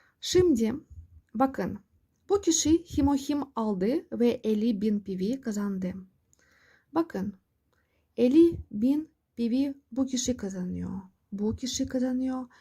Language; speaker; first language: Turkish; non-native, fluent; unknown